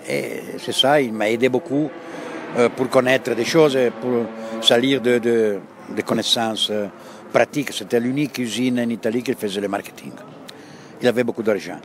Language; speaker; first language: French; non-native, fluent; Italian